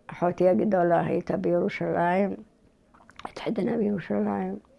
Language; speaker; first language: Hebrew; early bilingual, other home language; Arabic